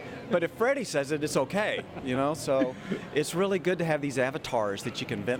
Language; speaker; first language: English; native; English